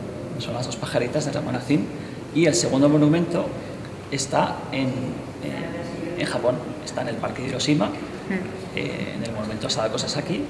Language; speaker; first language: Spanish; native; Spanish